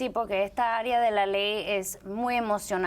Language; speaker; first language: Spanish; early bilingual, heritage; Spanish